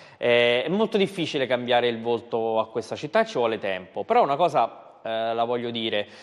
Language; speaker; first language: Italian; native; Italian